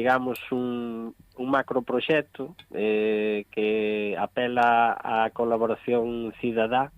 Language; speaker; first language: Galician; native; Galician